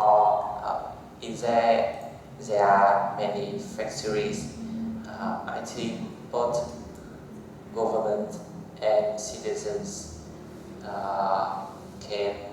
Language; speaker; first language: English; non-native, learner; Vietnamese